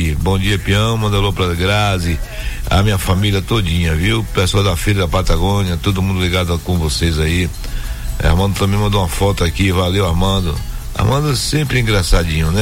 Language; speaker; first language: Portuguese; native; Portuguese